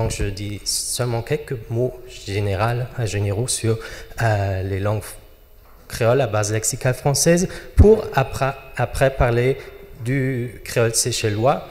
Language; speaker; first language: French; non-native, fluent; German